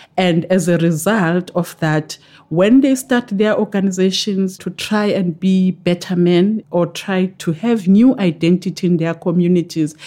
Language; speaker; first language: English; non-native, local second language; Zulu